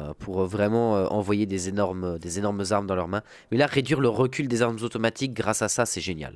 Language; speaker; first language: French; native; French